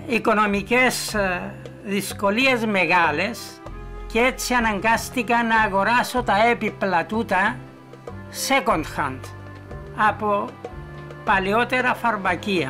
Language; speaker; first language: Greek; native; Greek